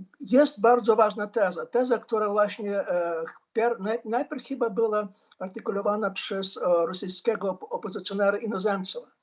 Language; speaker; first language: Polish; non-native, fluent; Ukrainian